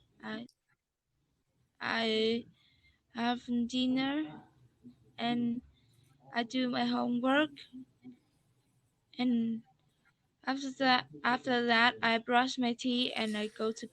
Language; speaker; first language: English; non-native, learner; Vietnamese